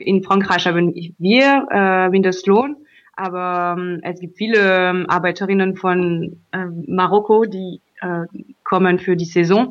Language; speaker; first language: German; non-native, learner; French